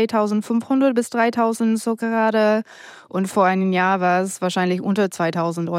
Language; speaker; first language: German; non-native, fluent; English